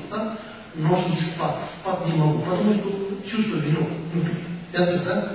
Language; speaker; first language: Russian; non-native, learner; Tibetan